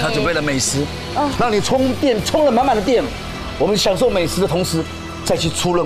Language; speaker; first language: Chinese; native; Chinese